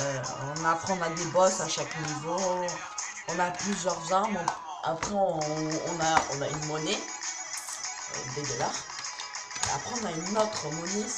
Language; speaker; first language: French; native; French